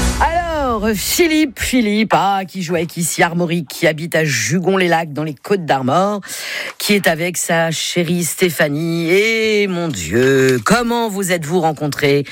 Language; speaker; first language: French; native; French